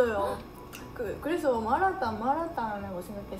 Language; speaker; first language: Korean; non-native, fluent; Japanese